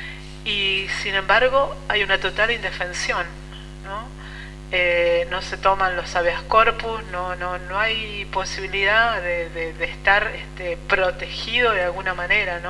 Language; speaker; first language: Spanish; native; Spanish